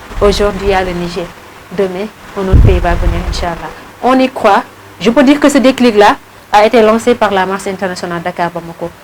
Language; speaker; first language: French; non-native, local second language; Wolof